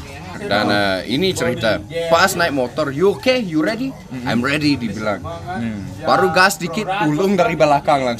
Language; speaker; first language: Indonesian; non-native, fluent; English